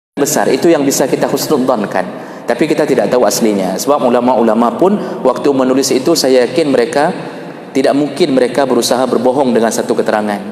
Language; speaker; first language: Malay; non-native, local second language; Achinese